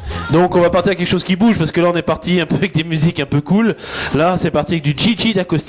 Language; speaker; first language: French; native; French